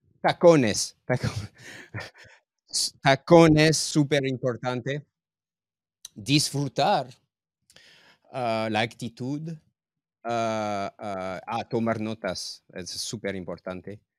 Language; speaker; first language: Spanish; non-native, fluent; English